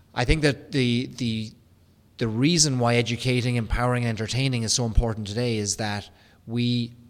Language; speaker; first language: English; native; English